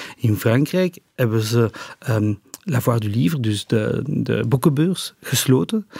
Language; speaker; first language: Dutch; non-native, local second language; French